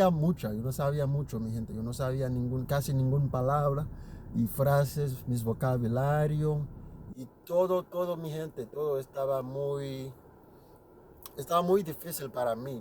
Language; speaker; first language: Spanish; non-native, learner; Haitian Creole